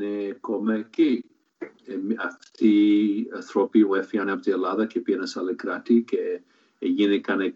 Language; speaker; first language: Greek; early bilingual, heritage; Greek